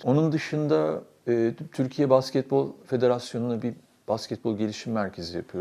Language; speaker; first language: Turkish; native; Turkish